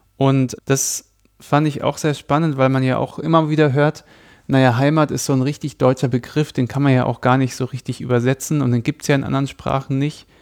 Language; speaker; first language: German; native; German